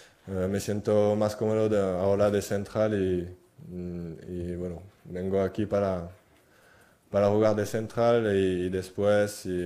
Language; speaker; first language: Spanish; non-native, fluent; French